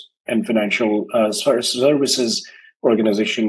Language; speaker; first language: English; non-native, local second language; Hindi